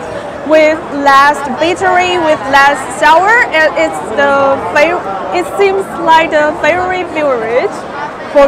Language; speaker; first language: English; non-native, fluent; Chinese